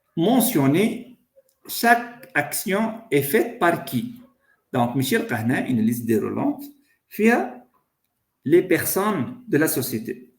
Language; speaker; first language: French; non-native, local second language; Arabic